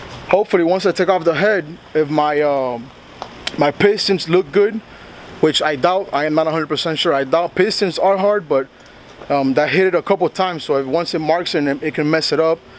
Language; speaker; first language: English; early bilingual, other home language; Spanish